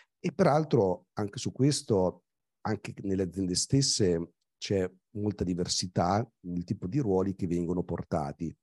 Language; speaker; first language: Italian; native; Italian